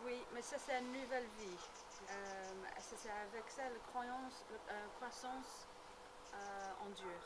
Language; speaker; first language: French; non-native, learner; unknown